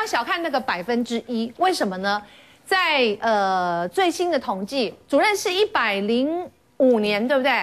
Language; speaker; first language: Chinese; native; Chinese